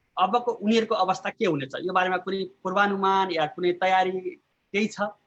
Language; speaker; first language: Nepali; native; Nepali